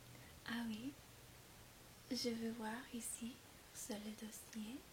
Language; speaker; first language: French; non-native, fluent; English